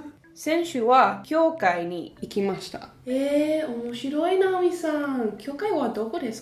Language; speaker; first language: Japanese; non-native, learner; English